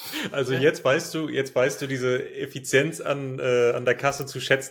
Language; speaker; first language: German; native; German